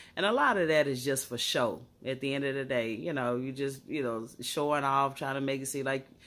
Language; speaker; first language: English; native; English